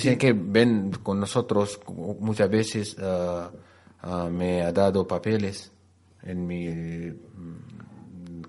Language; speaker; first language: Spanish; non-native, learner; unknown